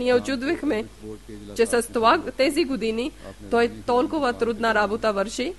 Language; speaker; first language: Bulgarian; non-native, learner; Urdu